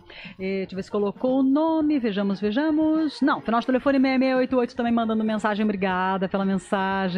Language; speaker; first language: Portuguese; native; Portuguese